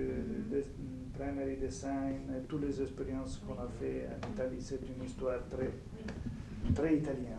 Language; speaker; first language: French; non-native, fluent; Italian